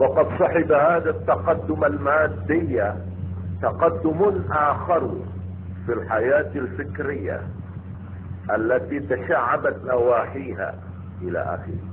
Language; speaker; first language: Arabic; non-native, fluent; Madurese